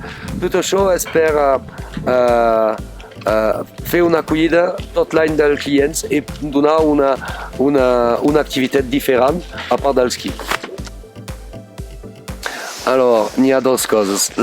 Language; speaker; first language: Catalan; non-native, fluent; French